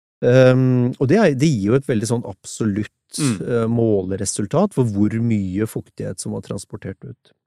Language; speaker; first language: Norwegian; native; Norwegian